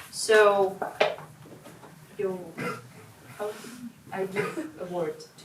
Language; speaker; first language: English; non-native, learner; Russian